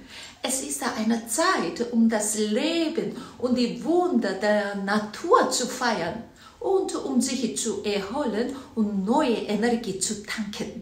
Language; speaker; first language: German; non-native, fluent; Korean